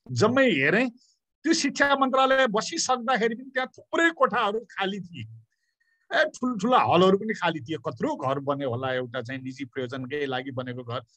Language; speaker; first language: Nepali; native; Nepali